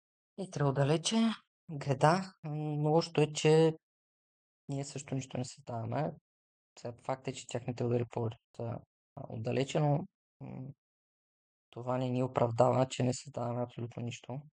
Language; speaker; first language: Bulgarian; native; Bulgarian